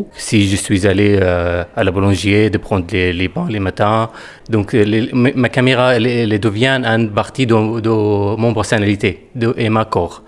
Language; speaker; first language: French; non-native, fluent; Arabic